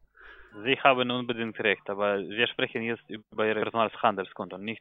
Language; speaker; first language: German; non-native, learner; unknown